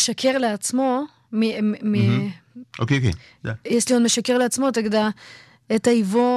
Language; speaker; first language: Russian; early bilingual, heritage; Hebrew